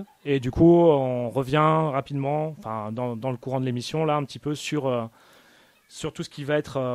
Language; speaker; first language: French; native; French